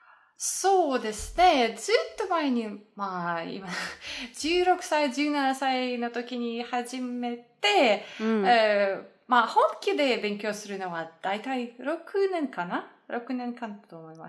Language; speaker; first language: Japanese; non-native, fluent; Russian